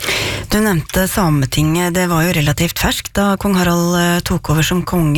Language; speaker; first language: Norwegian; native; Norwegian